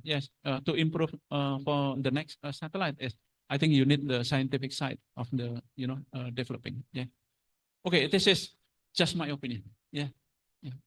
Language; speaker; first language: English; non-native, fluent; Indonesian